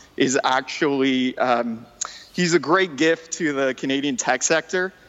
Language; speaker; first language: English; non-native, fluent; French